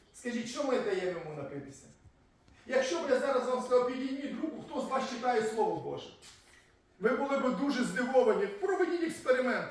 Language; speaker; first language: Ukrainian; native; Ukrainian